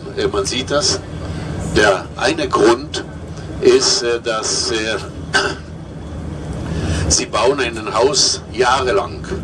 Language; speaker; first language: German; non-native, learner; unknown